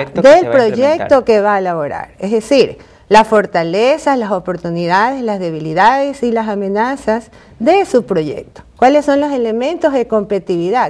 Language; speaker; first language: Spanish; native; Spanish